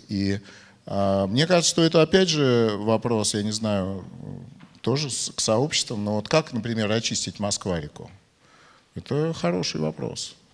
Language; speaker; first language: Russian; native; Russian